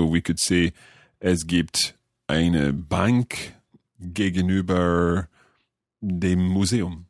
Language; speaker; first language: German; non-native, learner; English